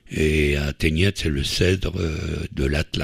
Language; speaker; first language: French; native; French